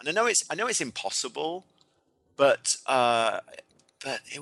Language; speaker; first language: English; native; English